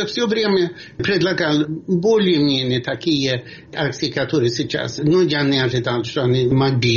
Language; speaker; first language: Russian; non-native, fluent; Swedish